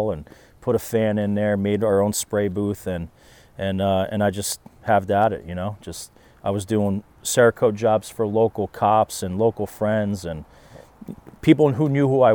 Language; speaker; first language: English; native; English